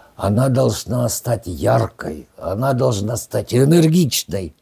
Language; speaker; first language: Russian; non-native, local second language; Kazakh